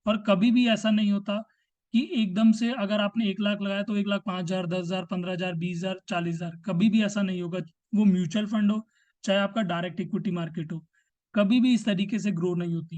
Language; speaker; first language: Hindi; native; Hindi